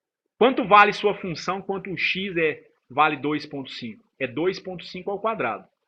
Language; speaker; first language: Portuguese; native; Portuguese